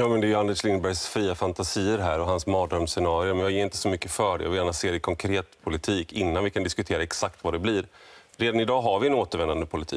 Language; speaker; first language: Swedish; native; Swedish